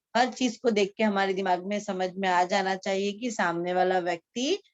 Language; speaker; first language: Hindi; non-native, local second language; Marathi